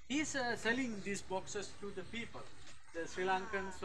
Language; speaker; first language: English; non-native, fluent; Sinhala